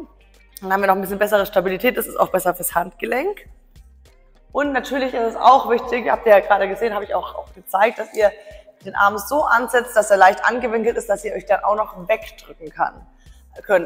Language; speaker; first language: German; native; German